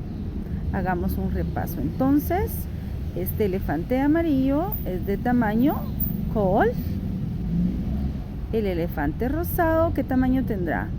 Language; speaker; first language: Spanish; non-native, local second language; Kaqchikel